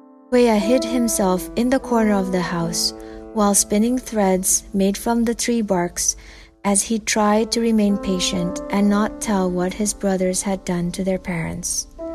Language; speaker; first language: English; non-native, fluent; Indonesian